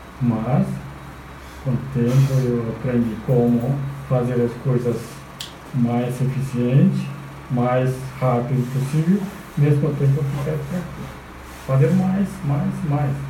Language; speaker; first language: Portuguese; non-native, fluent; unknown